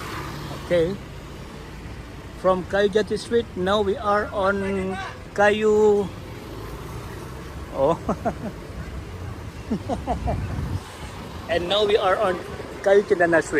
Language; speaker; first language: English; non-native, local second language; Indonesian